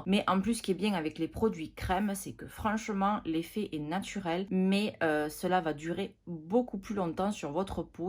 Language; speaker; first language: French; native; French